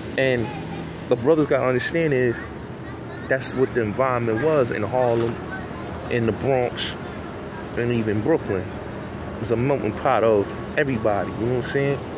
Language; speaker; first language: English; native; English